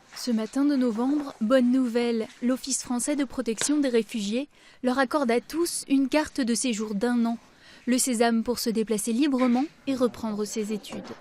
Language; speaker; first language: French; native; French